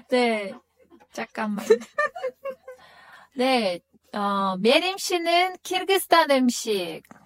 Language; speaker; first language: Korean; non-native, fluent; Kyrgyz